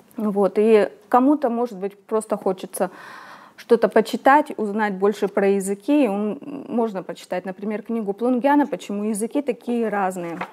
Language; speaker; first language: Russian; native; Russian